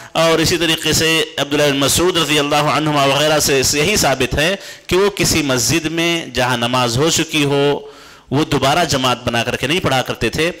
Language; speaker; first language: Urdu; native; Urdu